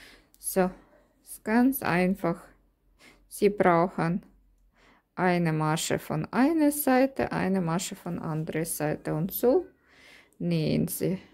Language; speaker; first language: German; non-native, learner; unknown